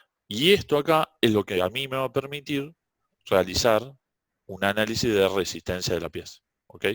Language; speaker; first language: Spanish; native; Spanish